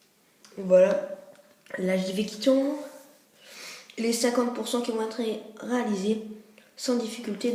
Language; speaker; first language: French; native; French